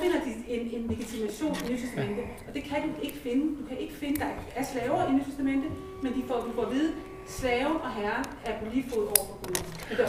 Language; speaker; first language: Danish; native; Danish